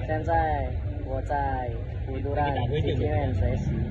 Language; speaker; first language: Chinese; non-native, learner; Indonesian